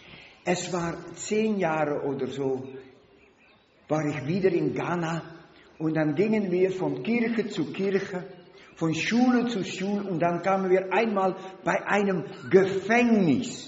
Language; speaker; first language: German; non-native, learner; Dutch